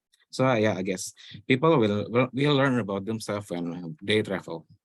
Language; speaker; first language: English; non-native, learner; Indonesian